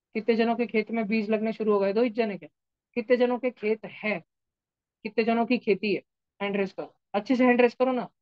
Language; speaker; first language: Hindi; non-native, local second language; Marathi